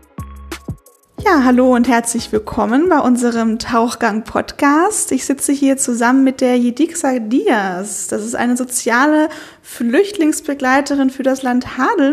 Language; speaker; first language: German; native; German